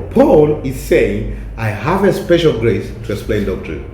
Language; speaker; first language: English; non-native, local second language; Swahili